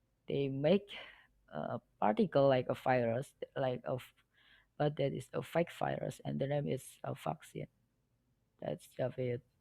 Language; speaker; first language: English; non-native, learner; Indonesian